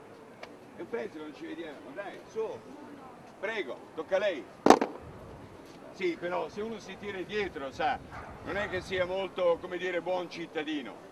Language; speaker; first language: Italian; native; Italian